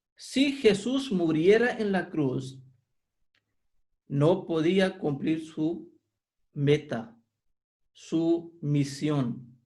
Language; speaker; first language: Spanish; non-native, fluent; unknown